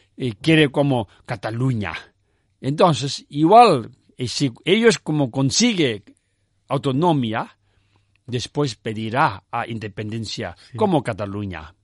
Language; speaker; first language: Spanish; non-native, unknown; Tibetan